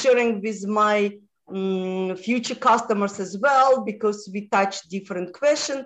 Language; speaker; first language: English; non-native, fluent; Russian